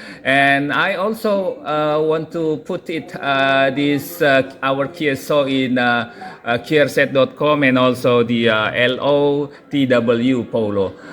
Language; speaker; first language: English; non-native, local second language; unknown